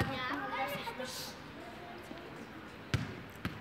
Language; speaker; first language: Swedish; early bilingual, other home language; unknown